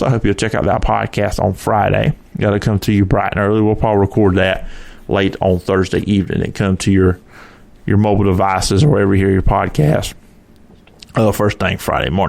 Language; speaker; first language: English; native; English